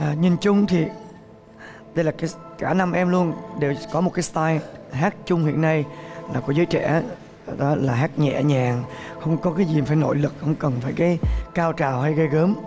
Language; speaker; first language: Vietnamese; native; Vietnamese